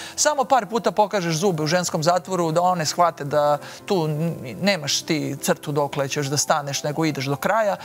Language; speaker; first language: Serbian; native; Serbian